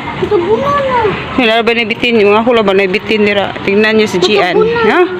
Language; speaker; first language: Filipino; non-native, local second language; Cebuano